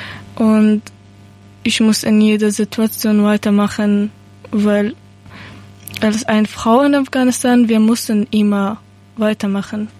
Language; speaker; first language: German; non-native, learner; Persian